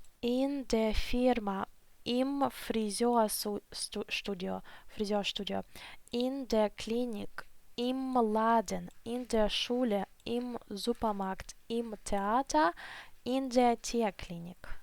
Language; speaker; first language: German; non-native, fluent; Ukrainian